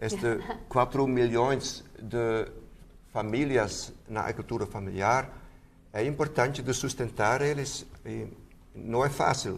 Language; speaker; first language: Portuguese; non-native, fluent; Dutch